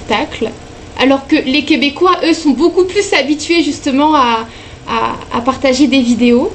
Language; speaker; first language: French; native; French